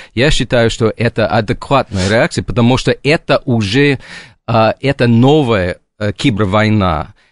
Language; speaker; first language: Russian; non-native, fluent; English